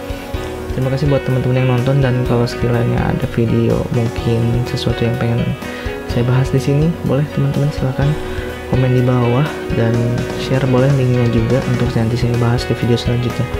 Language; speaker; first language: Indonesian; native; Indonesian